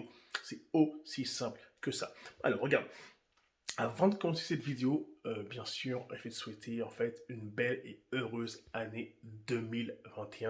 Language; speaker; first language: French; native; French